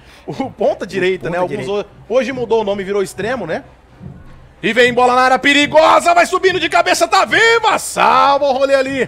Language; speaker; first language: Portuguese; native; Portuguese